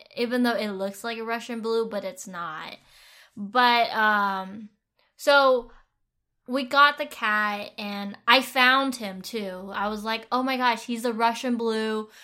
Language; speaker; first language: English; non-native, fluent; Vietnamese